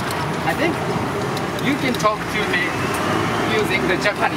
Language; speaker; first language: English; non-native, learner; Japanese